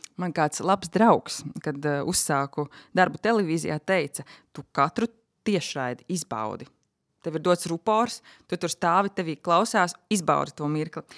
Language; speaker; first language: Latvian; native; Latvian